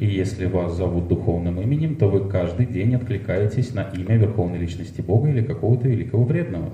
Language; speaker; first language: Russian; native; Russian